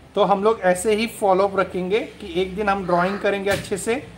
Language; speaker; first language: Hindi; non-native, local second language; Marathi